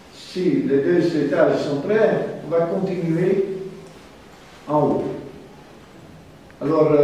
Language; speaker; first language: French; non-native, fluent; German